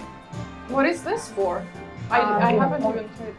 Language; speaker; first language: English; non-native, fluent; Ukrainian